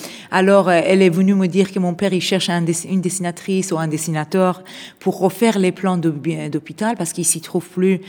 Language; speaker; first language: French; non-native, fluent; Persian